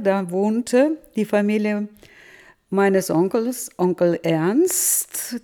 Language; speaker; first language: German; early bilingual, heritage; German